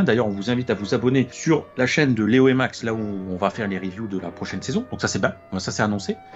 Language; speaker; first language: French; native; French